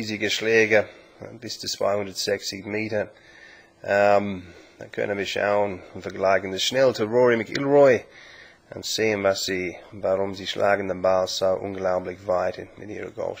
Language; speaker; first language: German; non-native, learner; English